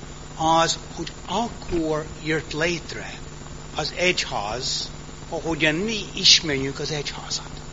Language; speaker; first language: Hungarian; early bilingual, heritage; English